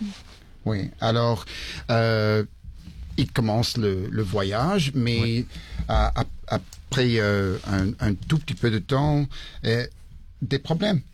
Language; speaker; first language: French; early bilingual, heritage; English